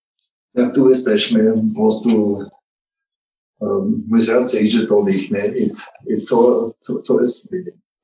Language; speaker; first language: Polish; non-native, learner; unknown